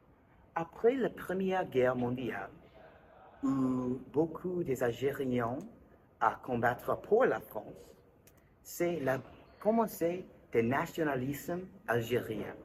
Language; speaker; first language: French; non-native, learner; English